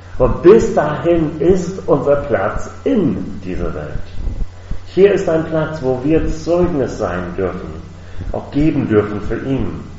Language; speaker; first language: German; non-native, fluent; English